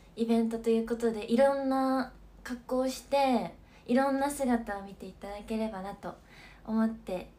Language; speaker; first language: Japanese; native; Japanese